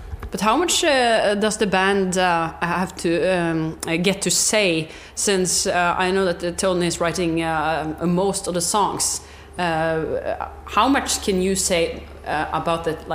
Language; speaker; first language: English; non-native, fluent; Norwegian